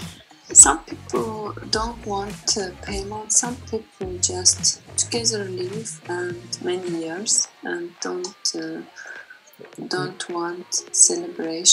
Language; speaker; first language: English; non-native, learner; Russian